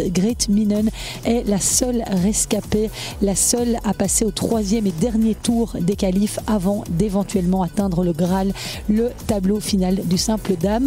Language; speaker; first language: French; native; French